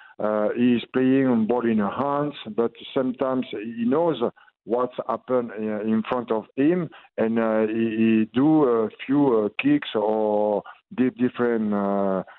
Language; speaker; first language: English; non-native, learner; French